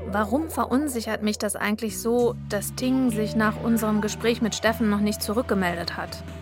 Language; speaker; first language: German; native; German